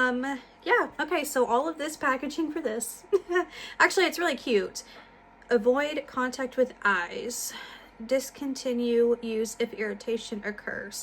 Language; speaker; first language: English; native; English